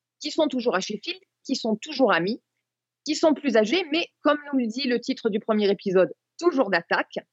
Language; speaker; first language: French; native; French